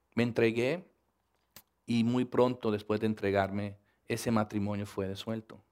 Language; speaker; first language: Spanish; early bilingual, heritage; Spanish